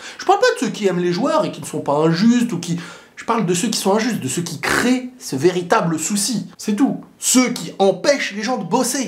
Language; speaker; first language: French; native; French